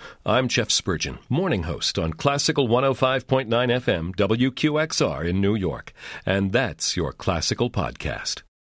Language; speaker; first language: English; native; English